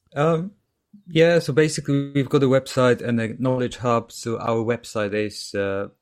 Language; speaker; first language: English; non-native, fluent; Polish